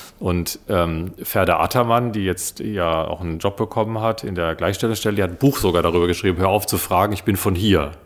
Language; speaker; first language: German; early bilingual, other home language; Italian